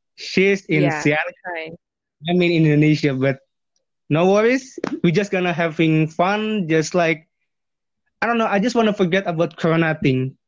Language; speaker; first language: English; non-native, fluent; Indonesian